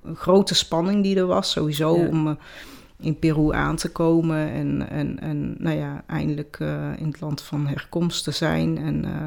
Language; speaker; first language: Dutch; native; Dutch